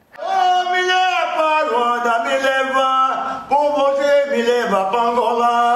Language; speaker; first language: Portuguese; native; Portuguese